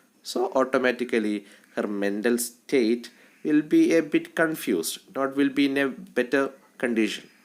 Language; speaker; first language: English; non-native, local second language; Malayalam